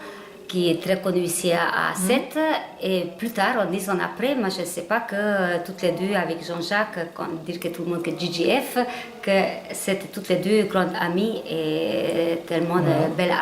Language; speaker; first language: French; non-native, learner; Hungarian